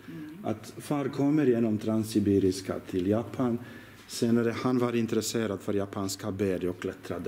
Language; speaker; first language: Swedish; non-native, learner; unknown